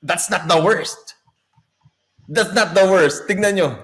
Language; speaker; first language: English; non-native, local second language; Filipino